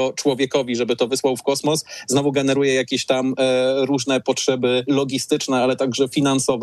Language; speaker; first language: Polish; native; Polish